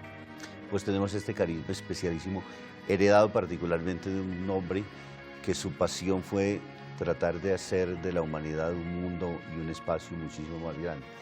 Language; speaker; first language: Spanish; native; Spanish